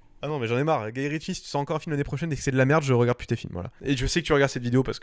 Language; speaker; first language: French; native; French